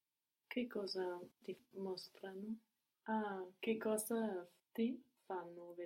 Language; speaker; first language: Italian; non-native, learner; English